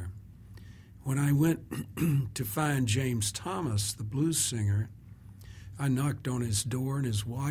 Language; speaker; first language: English; native; English